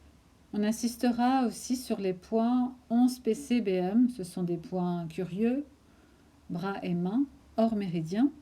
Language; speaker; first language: French; native; French